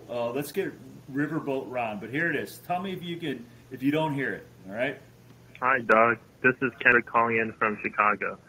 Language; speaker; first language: English; native; English